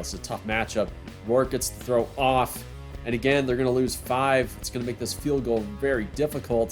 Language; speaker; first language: English; native; English